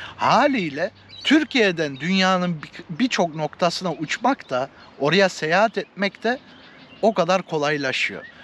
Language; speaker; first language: Turkish; early bilingual, heritage; Turkish